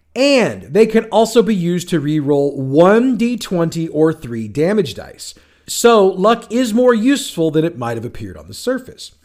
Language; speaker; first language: English; native; English